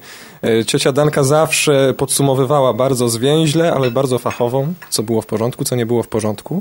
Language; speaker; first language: Polish; native; Polish